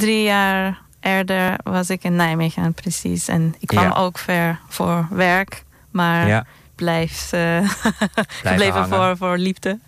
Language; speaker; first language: Dutch; non-native, fluent; Turkish